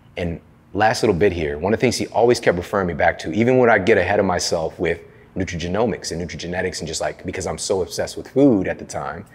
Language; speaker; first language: English; native; English